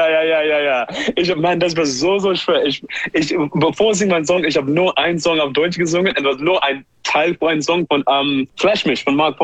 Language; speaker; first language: German; non-native, learner; English